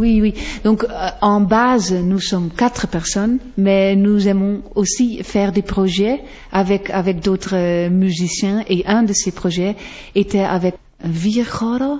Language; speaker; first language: French; non-native, fluent; Western Frisian